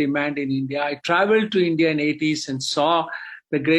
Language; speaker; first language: English; non-native, local second language; Kannada